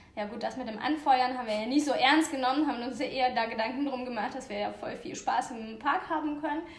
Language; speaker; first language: German; non-native, fluent; Russian